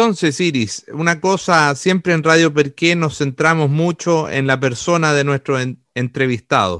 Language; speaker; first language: Spanish; native; Spanish